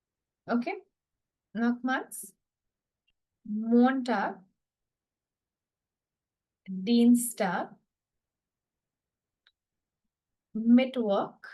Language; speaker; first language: German; non-native, fluent; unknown